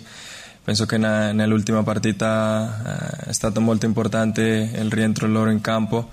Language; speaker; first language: Italian; non-native, fluent; Spanish